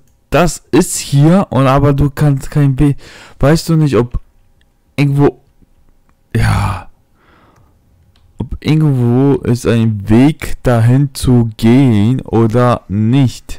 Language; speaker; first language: German; non-native, fluent; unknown